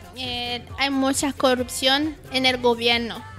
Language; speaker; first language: Spanish; non-native, learner; Haitian Creole